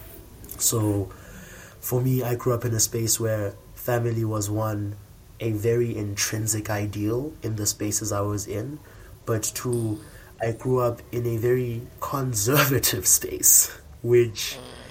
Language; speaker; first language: English; non-native, local second language; Xhosa